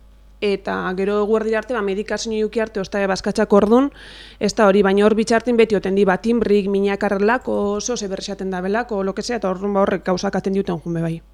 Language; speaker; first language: Basque; native; Basque